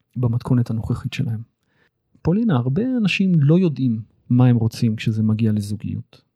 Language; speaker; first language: Hebrew; native; Hebrew